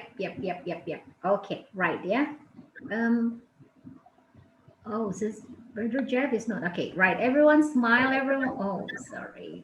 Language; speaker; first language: English; non-native, fluent; Indonesian